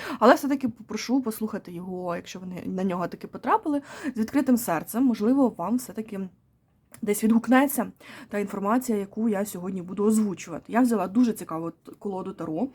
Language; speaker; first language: Ukrainian; non-native, local second language; Russian